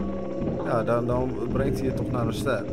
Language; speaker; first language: Dutch; native; Dutch